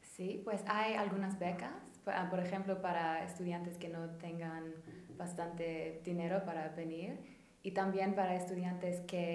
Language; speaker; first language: Spanish; non-native, fluent; English